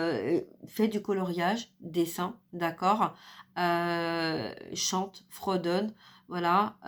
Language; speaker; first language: French; native; French